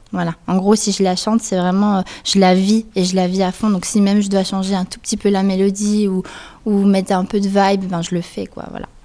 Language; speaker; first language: French; early bilingual, other home language; Spanish